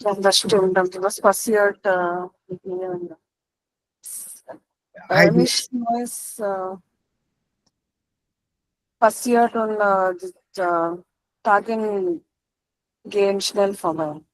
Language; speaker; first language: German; non-native, learner; Marathi